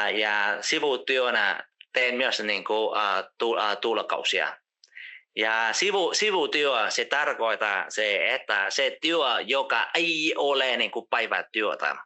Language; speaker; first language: Finnish; non-native, fluent; Vietnamese